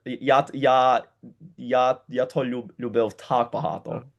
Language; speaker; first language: Ukrainian; early bilingual, heritage; Ukrainian